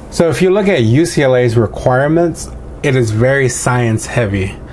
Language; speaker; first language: English; native; English